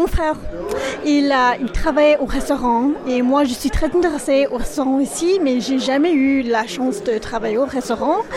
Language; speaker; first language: French; non-native, learner; English